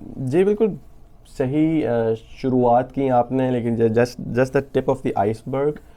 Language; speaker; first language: Urdu; native; Urdu